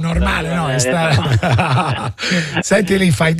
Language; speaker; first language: Italian; native; Italian